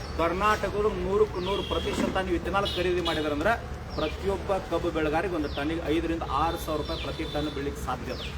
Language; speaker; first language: Kannada; native; Kannada